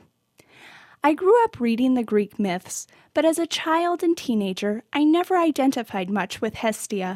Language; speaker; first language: English; native; English